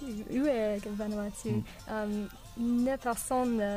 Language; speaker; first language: French; non-native, learner; English